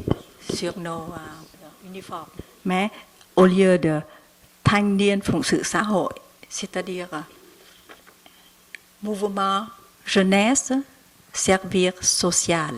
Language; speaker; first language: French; non-native, learner; Vietnamese